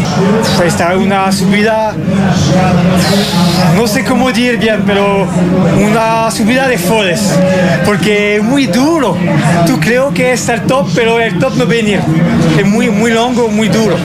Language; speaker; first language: Spanish; non-native, learner; French